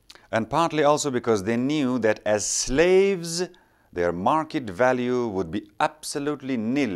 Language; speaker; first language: English; non-native, local second language; Persian